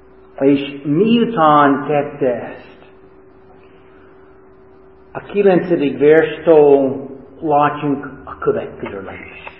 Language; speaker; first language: Hungarian; non-native, fluent; English